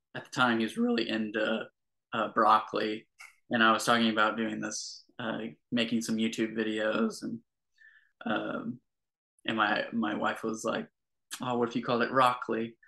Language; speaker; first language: English; native; English